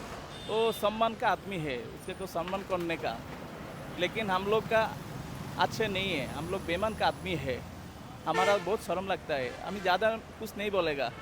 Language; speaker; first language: Hindi; non-native, local second language; Bangla